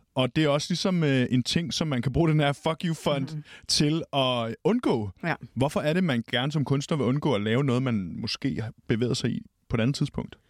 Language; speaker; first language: Danish; native; Danish